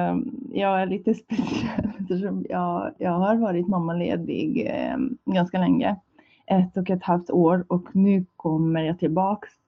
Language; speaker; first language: Swedish; non-native, fluent; Hungarian